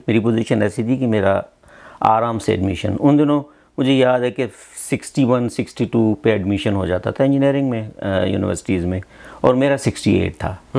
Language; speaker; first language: Hindi; non-native, local second language; Punjabi